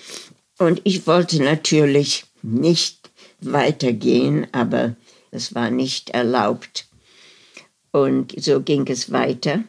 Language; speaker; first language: German; early bilingual, heritage; German